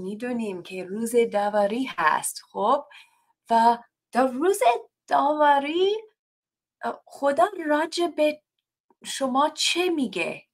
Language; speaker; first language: Persian; non-native, learner; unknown